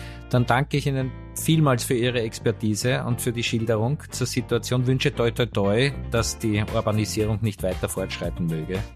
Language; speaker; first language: German; native; German